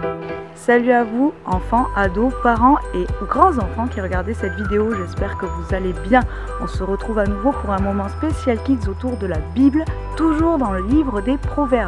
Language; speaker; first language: French; native; French